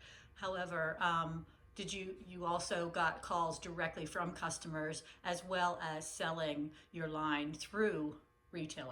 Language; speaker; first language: English; native; English